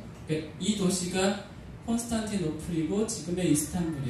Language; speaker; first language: Korean; native; Korean